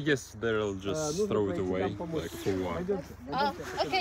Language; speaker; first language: English; non-native, learner; Russian